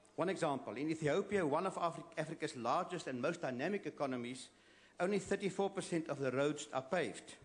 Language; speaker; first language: English; non-native, local second language; Afrikaans